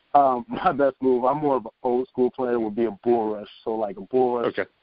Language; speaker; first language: English; native; English